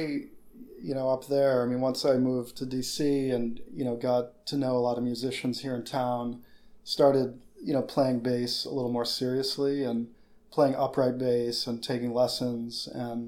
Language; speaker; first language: English; native; English